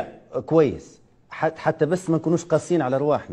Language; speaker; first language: Arabic; native; Arabic